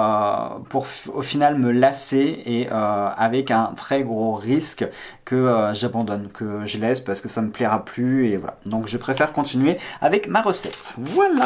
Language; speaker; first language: French; native; French